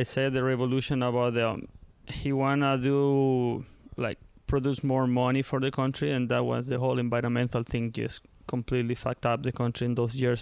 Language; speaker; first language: English; non-native, learner; Spanish